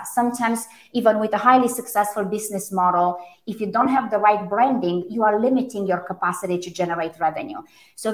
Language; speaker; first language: English; non-native, fluent; Romanian